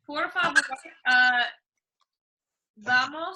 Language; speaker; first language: Spanish; non-native, fluent; English